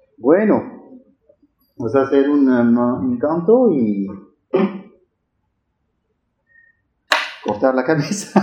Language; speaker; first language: Spanish; non-native, fluent; French